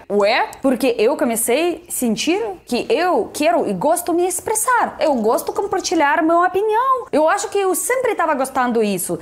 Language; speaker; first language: Portuguese; non-native, fluent; Russian